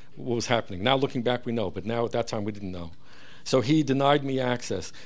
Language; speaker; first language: English; early bilingual, other home language; Hebrew